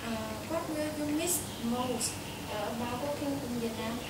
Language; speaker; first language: English; non-native, learner; Vietnamese